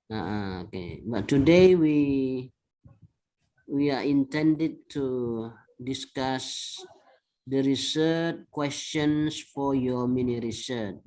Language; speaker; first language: English; non-native, fluent; Indonesian